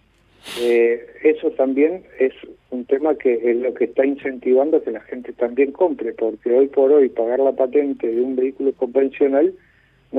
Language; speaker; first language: Spanish; native; Spanish